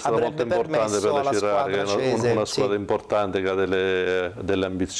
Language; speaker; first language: Italian; native; Italian